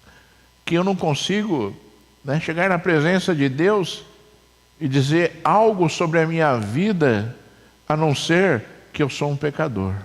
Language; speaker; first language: Portuguese; native; Portuguese